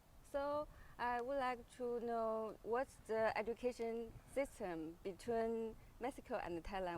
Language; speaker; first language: English; non-native, learner; Chinese